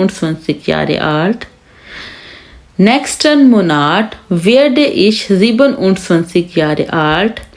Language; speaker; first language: German; non-native, fluent; Urdu